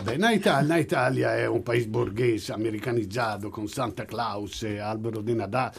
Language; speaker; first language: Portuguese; non-native, fluent; Italian